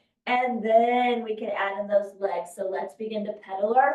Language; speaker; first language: English; native; English